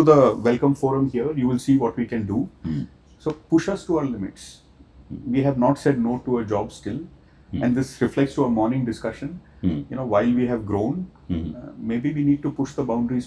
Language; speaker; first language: English; non-native, local second language; Hindi